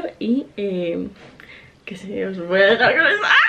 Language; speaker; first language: Spanish; native; Spanish